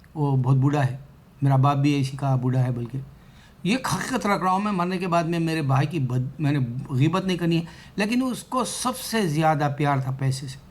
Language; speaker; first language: Urdu; native; Urdu